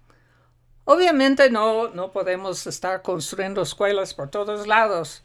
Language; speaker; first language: Spanish; non-native, fluent; English